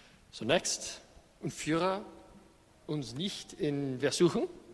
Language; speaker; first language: German; non-native, learner; English